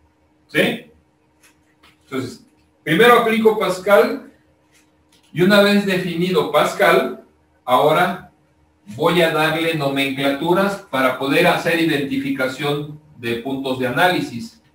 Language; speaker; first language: Spanish; native; Spanish